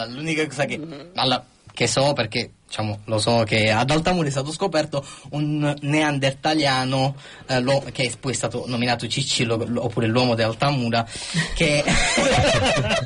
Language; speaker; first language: Italian; native; Italian